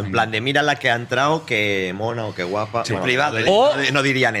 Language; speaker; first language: Spanish; native; Spanish